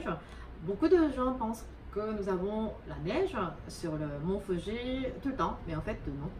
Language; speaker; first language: French; non-native, fluent; Japanese